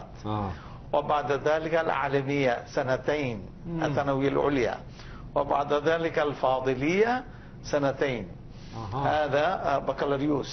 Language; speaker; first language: Arabic; non-native, fluent; Bangla